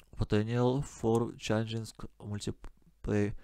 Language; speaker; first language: English; non-native, learner; Russian